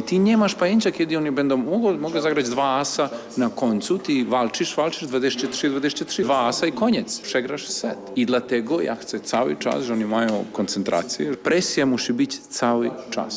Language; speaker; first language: Polish; non-native, fluent; Serbian